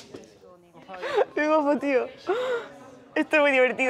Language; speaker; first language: Spanish; native; Spanish